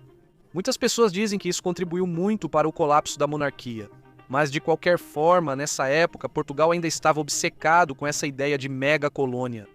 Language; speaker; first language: Portuguese; native; Portuguese